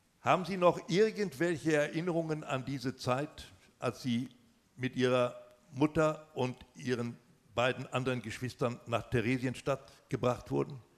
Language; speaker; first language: German; native; German